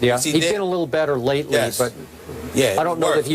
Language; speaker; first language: English; native; English